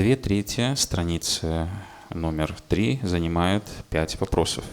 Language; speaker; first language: Russian; native; Russian